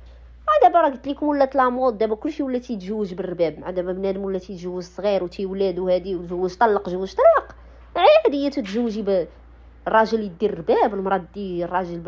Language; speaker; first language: Arabic; native; Arabic